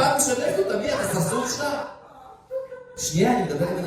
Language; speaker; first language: Hebrew; native; Hebrew